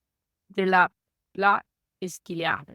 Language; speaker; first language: French; non-native, learner; Spanish